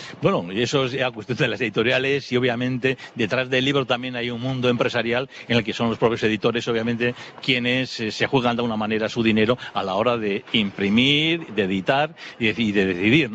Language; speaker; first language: Spanish; native; Spanish